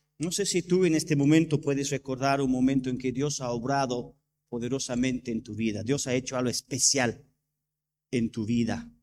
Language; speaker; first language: Spanish; non-native, fluent; English